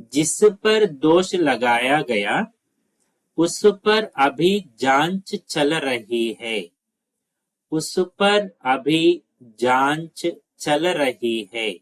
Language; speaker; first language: Hindi; non-native, local second language; Telugu